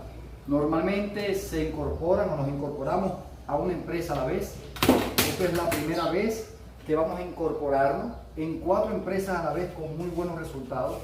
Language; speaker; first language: Spanish; native; Spanish